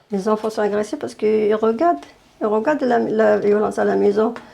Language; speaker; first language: French; non-native, fluent; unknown